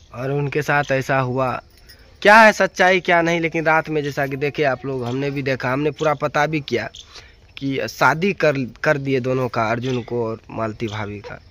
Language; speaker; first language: Hindi; native; Hindi